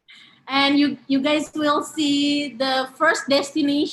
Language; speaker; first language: English; non-native, fluent; Indonesian